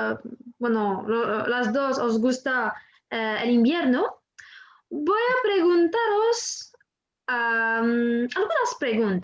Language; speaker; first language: Spanish; non-native, fluent; French